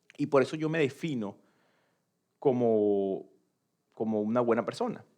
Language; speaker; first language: Spanish; native; Spanish